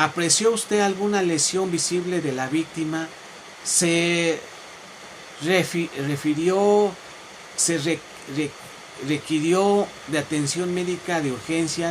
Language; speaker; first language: Spanish; native; Spanish